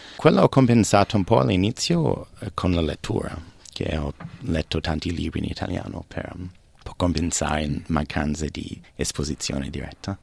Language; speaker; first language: Italian; non-native, fluent; English